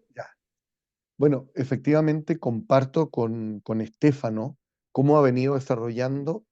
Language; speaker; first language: Spanish; native; Spanish